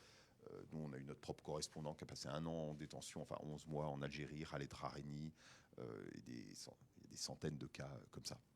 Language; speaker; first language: French; native; French